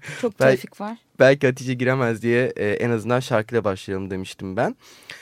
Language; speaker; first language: Turkish; native; Turkish